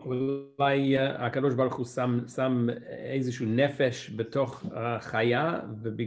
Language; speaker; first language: Hebrew; non-native, fluent; English